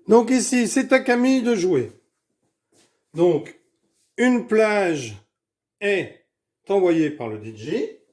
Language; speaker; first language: French; native; French